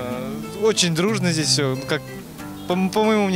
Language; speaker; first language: Russian; non-native, fluent; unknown